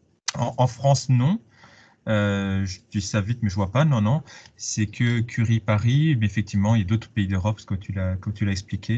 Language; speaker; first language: French; native; French